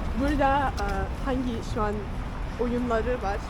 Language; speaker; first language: Turkish; non-native, learner; Russian